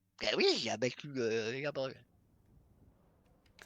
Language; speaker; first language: French; native; French